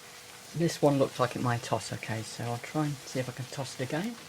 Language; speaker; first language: English; native; English